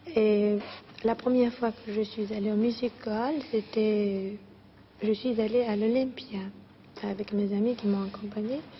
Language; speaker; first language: French; non-native, fluent; Greek